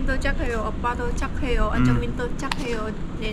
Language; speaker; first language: Korean; non-native, learner; Vietnamese